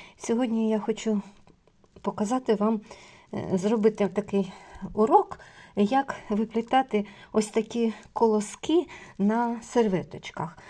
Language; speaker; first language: Ukrainian; non-native, local second language; Russian